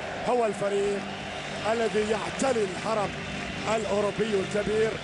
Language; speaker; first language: Arabic; native; Arabic